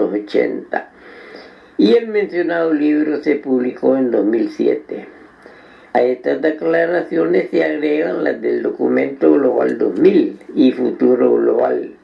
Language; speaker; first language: Spanish; native; Spanish